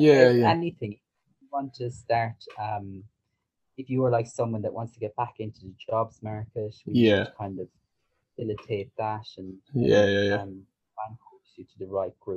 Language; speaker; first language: English; native; English